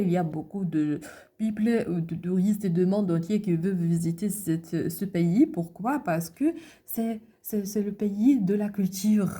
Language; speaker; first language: French; non-native, learner; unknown